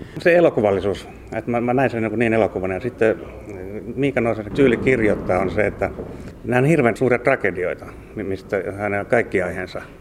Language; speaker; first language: Finnish; native; Finnish